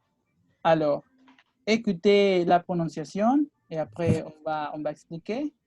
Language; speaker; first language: French; non-native, fluent; Spanish